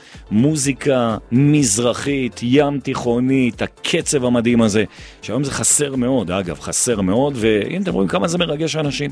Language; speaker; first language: Hebrew; native; Hebrew